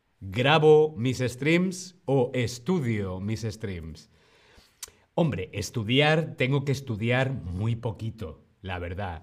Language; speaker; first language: Spanish; non-native, fluent; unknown